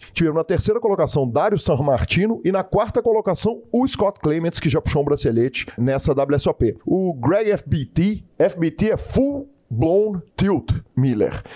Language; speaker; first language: Portuguese; native; Portuguese